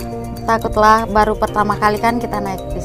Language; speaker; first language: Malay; non-native, local second language; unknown